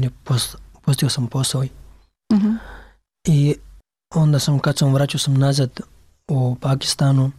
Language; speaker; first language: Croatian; non-native, learner; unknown